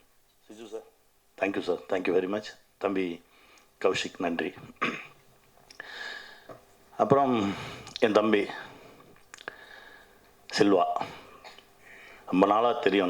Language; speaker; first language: Tamil; native; Tamil